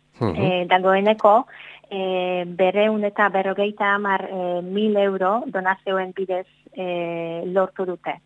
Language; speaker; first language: Basque; non-native, learner; Polish